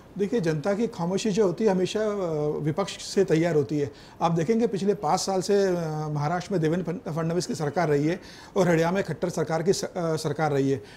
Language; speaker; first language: Hindi; native; Hindi